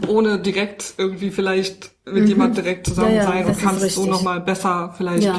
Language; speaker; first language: German; native; German